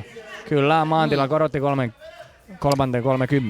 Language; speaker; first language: Finnish; native; Finnish